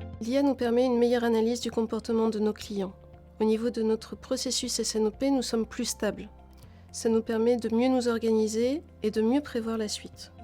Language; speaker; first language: French; native; French